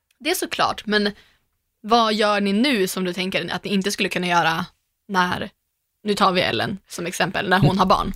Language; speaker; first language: Swedish; native; Swedish